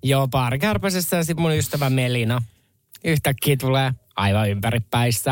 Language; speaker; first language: Finnish; native; Finnish